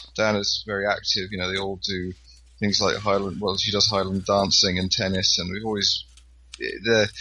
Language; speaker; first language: English; native; English